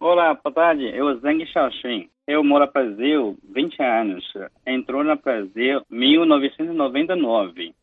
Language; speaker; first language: Portuguese; non-native, learner; Chinese